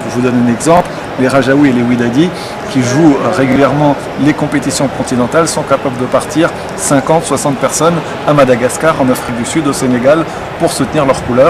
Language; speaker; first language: French; native; French